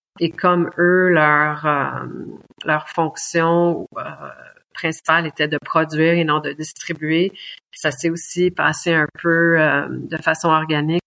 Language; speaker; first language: French; native; French